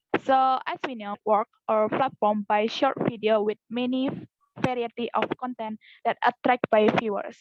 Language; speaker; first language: English; non-native, learner; Indonesian